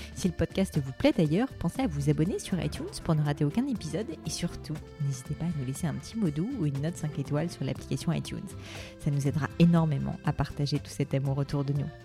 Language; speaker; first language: French; native; French